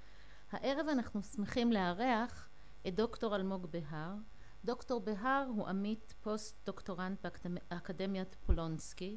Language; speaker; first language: Hebrew; native; Hebrew